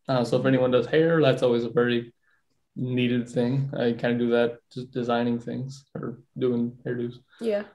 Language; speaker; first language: English; native; English